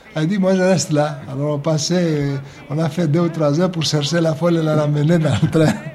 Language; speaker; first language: French; non-native, fluent; Greek